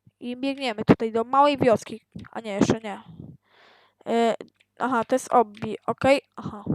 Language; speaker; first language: Polish; native; Polish